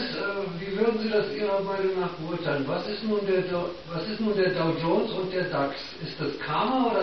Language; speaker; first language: German; native; German